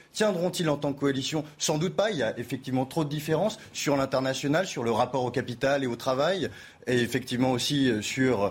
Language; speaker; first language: French; native; French